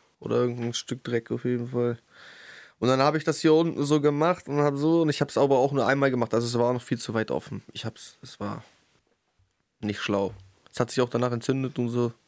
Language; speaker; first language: German; early bilingual, other home language; Russian